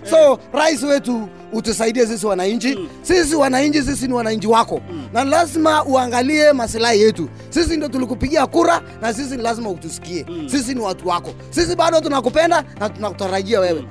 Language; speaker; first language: Swahili; non-native, local second language; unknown